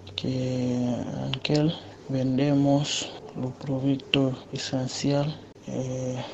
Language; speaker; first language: Spanish; non-native, learner; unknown